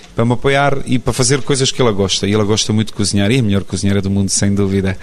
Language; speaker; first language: Portuguese; non-native, fluent; Bosnian